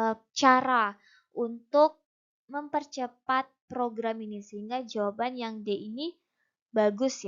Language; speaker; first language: Indonesian; native; Indonesian